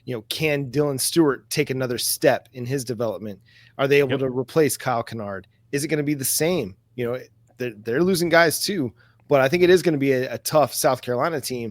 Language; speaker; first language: English; native; English